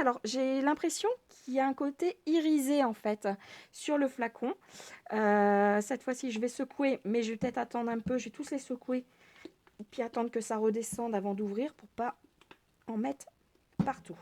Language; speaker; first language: French; native; French